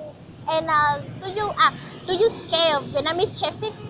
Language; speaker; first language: English; non-native, learner; Vietnamese